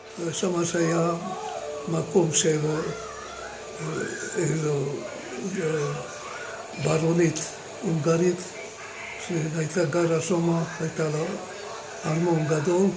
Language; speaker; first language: Hebrew; non-native, fluent; Romanian